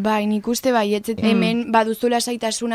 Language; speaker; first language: Basque; non-native, learner; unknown